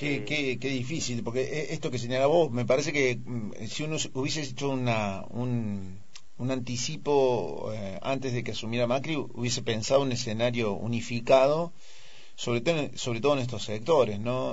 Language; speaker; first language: Spanish; native; Spanish